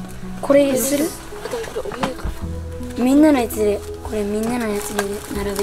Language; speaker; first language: Japanese; native; Japanese